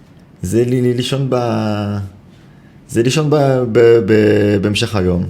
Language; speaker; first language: Hebrew; non-native, learner; French